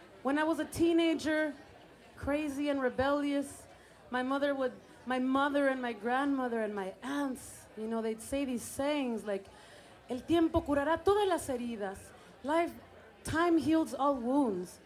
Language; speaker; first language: English; early bilingual, other home language; Spanish